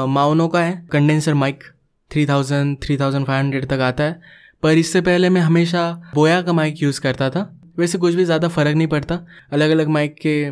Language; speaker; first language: Hindi; non-native, local second language; Marathi